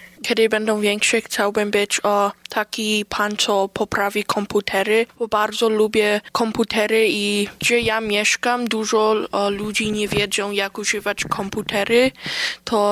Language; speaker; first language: Polish; early bilingual, heritage; Polish